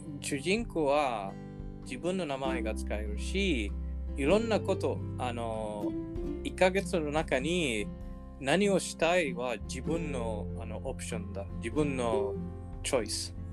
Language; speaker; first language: Japanese; non-native, learner; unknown